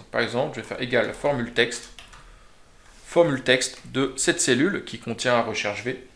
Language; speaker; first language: French; native; French